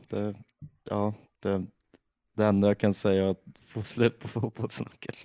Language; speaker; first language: Swedish; native; Swedish